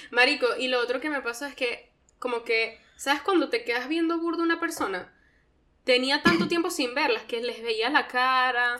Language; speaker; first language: Spanish; native; Spanish